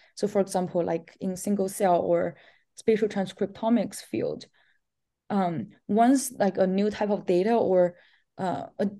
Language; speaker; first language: English; non-native, fluent; Chinese